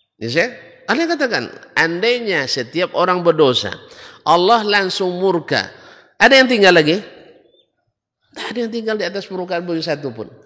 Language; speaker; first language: Malay; native; Malay